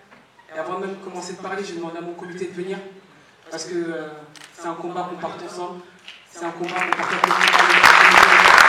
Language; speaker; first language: French; native; French